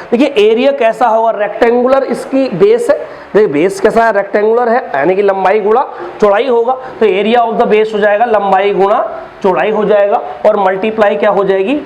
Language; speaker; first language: Hindi; native; Hindi